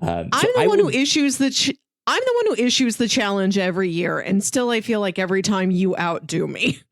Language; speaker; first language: English; native; English